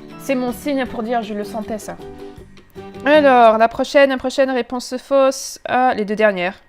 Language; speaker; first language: French; native; French